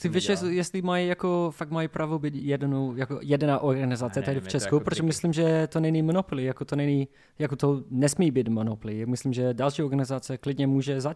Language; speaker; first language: Czech; non-native, learner; English